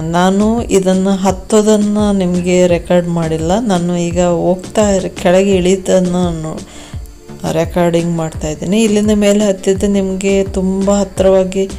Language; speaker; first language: Kannada; non-native, local second language; Kodava